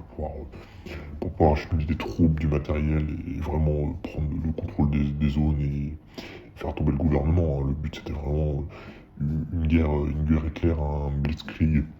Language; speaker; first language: French; native; French